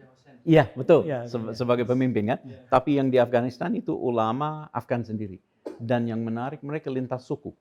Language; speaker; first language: Indonesian; non-native, fluent; English